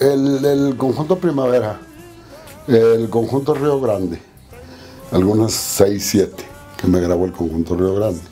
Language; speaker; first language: Spanish; native; Spanish